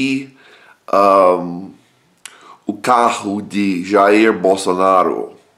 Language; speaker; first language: Portuguese; non-native, learner; English